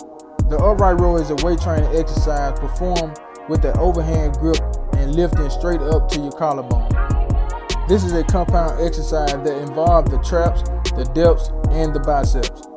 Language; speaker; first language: English; native; English